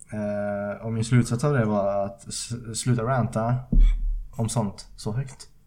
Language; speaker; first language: Swedish; early bilingual, other home language; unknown